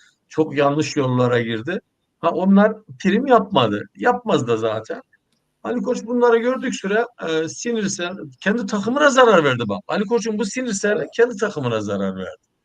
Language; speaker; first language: Turkish; native; Turkish